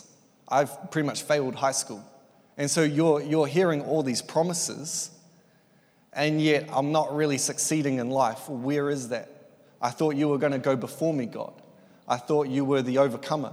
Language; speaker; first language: English; native; English